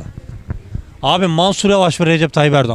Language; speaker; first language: Turkish; native; Turkish